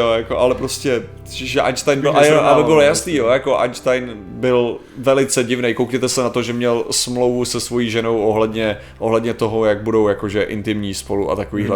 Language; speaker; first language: Czech; native; Czech